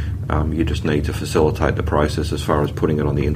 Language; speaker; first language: English; native; English